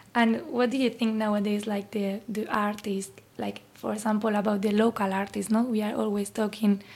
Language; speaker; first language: English; non-native, fluent; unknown